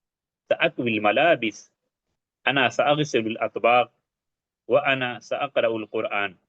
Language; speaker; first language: Arabic; non-native, fluent; Urdu